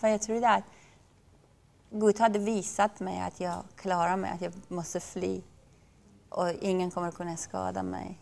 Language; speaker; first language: Swedish; non-native, fluent; Persian